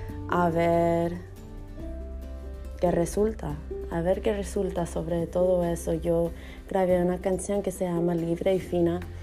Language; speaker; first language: Spanish; early bilingual, heritage; Spanish